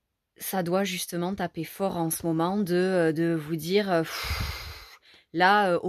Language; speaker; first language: French; native; French